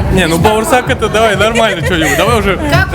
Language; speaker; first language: Russian; native; Russian